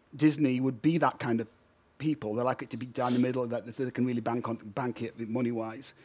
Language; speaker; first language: English; native; English